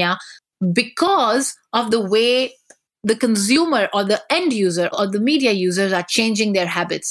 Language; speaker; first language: English; non-native, local second language; Pashto